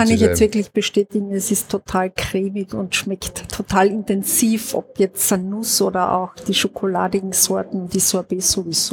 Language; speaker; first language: German; native; German